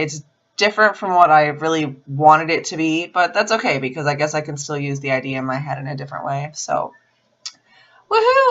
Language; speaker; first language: English; native; English